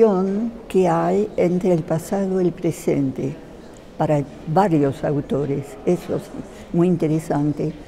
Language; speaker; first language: Spanish; non-native, fluent; French